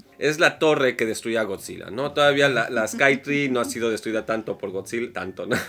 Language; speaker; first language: Spanish; native; Spanish